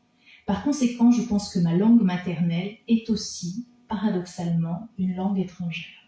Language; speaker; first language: French; native; French